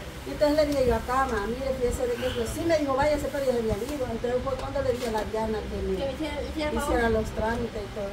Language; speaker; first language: Spanish; native; Spanish